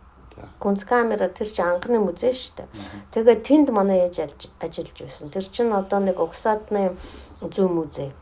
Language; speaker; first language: Mongolian; non-native, fluent; Russian